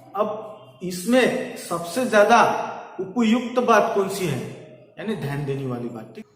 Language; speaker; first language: Hindi; non-native, local second language; Marathi